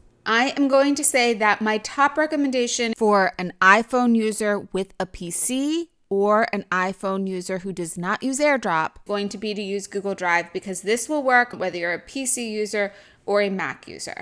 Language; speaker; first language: English; native; English